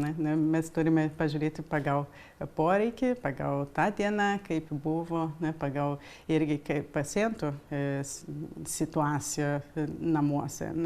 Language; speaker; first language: Lithuanian; early bilingual, heritage; Lithuanian